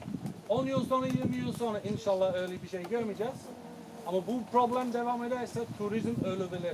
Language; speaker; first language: Turkish; non-native, fluent; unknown